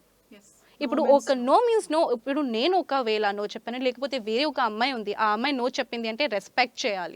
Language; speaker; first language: Telugu; non-native, learner; Hindi